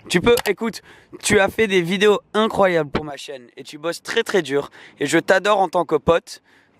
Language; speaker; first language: French; native; French